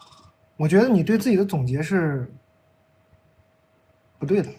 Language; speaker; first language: Chinese; native; Chinese